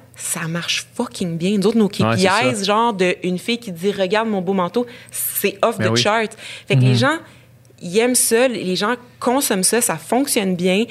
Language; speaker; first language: French; native; French